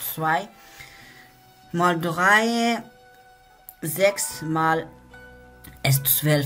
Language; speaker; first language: German; non-native, learner; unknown